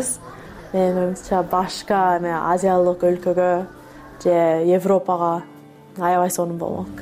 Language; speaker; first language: Kyrgyz; non-native, learner; English